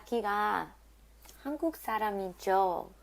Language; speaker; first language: Korean; non-native, learner; English